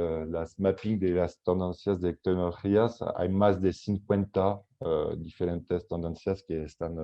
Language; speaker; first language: Spanish; non-native, fluent; French